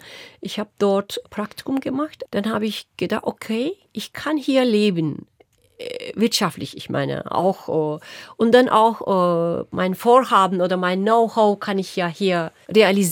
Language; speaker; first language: German; non-native, local second language; Turkish